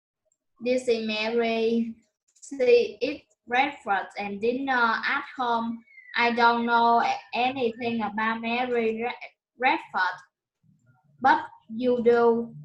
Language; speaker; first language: English; non-native, learner; Vietnamese